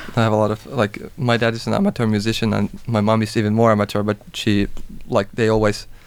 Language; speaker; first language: English; non-native, fluent; Finnish